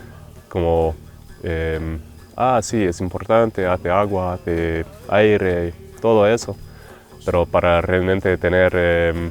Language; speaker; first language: Spanish; non-native, fluent; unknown